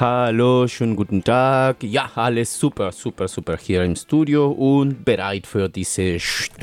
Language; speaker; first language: German; non-native, fluent; Spanish